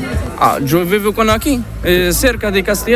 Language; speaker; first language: Spanish; non-native, learner; Arabic